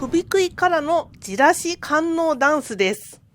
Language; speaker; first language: Japanese; native; Japanese